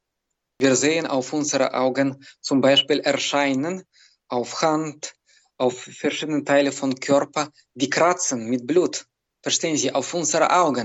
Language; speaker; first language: German; non-native, learner; Belarusian